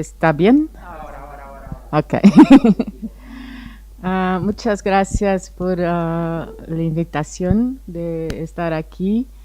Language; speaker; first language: Spanish; non-native, fluent; Portuguese